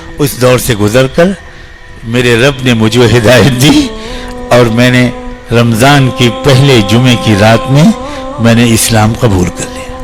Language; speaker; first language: Urdu; native; Urdu